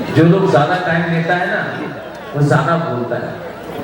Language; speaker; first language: Hindi; non-native, local second language; Bangla